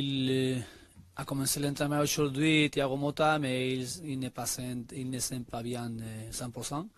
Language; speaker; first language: French; non-native, learner; Spanish